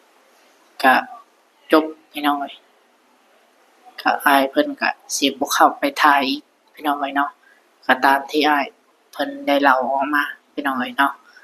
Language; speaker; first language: Thai; non-native, local second language; Lao